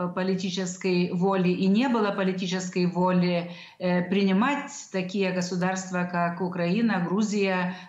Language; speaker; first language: Russian; non-native, local second language; Lithuanian